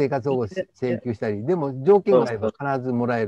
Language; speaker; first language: Japanese; native; Japanese